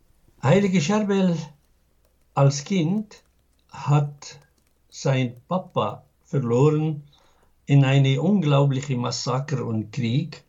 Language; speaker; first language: German; non-native, fluent; Arabic